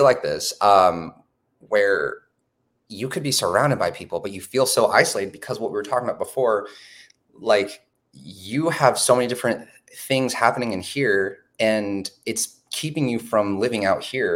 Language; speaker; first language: English; native; English